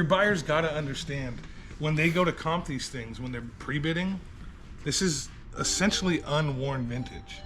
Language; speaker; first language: English; native; English